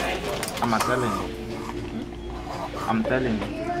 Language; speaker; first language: English; non-native, fluent; Portuguese